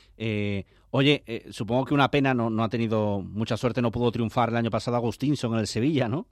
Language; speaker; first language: Spanish; native; Spanish